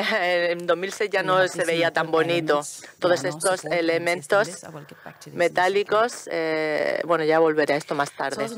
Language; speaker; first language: Spanish; non-native, fluent; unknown